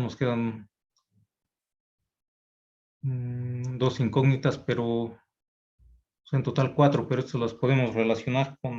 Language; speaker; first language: Spanish; native; Spanish